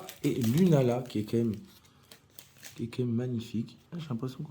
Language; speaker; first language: French; native; French